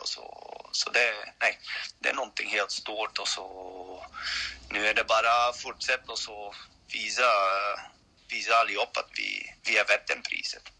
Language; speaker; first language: Swedish; non-native, learner; French